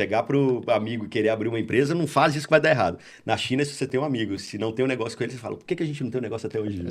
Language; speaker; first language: Portuguese; native; Portuguese